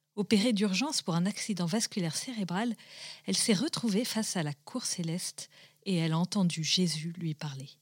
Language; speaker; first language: French; native; French